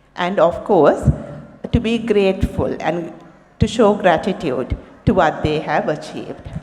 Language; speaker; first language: English; non-native, local second language; Sinhala